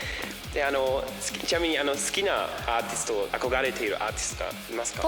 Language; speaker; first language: Japanese; non-native, fluent; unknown